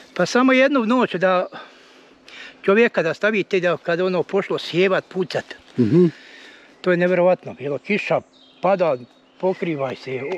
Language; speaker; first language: Bosnian; native; Bosnian